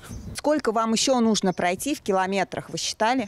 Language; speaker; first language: Russian; native; Russian